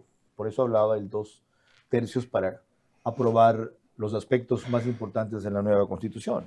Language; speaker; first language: Spanish; native; Spanish